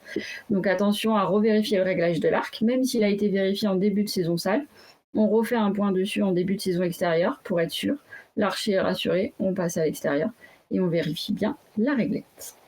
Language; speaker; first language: French; native; French